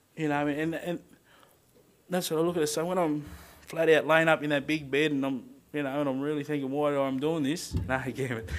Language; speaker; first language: English; native; English